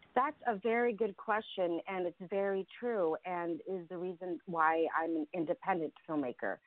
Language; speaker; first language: English; early bilingual, other home language; Russian